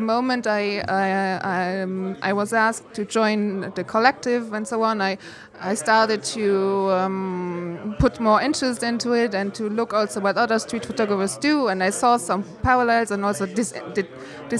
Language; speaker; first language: English; non-native, fluent; Luxembourgish